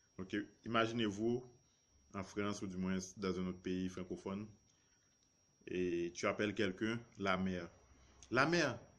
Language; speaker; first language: French; non-native, local second language; Haitian Creole